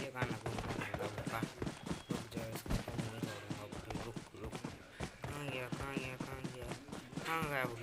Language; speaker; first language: Hindi; native; Hindi